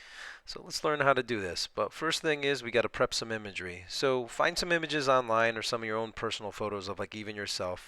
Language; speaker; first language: English; native; English